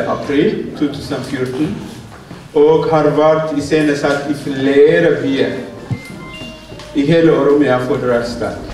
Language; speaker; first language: Norwegian; non-native, fluent; Oromo